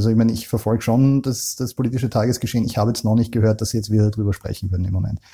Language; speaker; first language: German; native; German